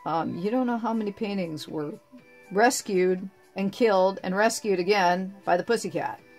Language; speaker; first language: English; native; English